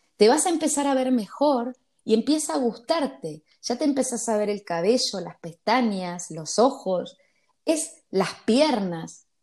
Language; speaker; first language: Spanish; native; Spanish